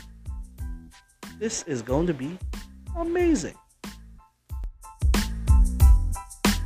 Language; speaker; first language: English; non-native, local second language; Bikol